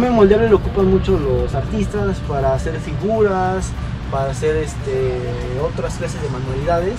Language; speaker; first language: Spanish; native; Spanish